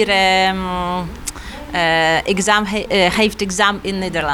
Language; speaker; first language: Dutch; non-native, learner; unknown